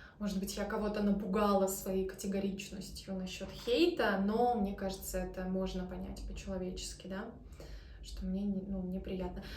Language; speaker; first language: Russian; native; Russian